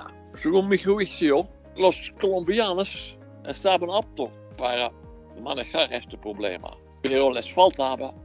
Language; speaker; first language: Spanish; non-native, fluent; Dutch